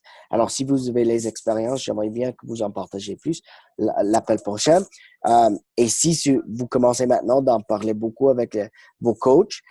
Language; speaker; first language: French; non-native, fluent; English